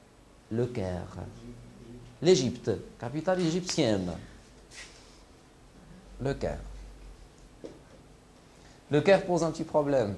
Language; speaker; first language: French; non-native, local second language; Arabic